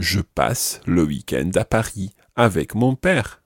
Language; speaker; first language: French; non-native, fluent; English